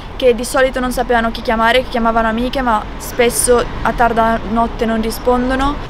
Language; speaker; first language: Italian; non-native, fluent; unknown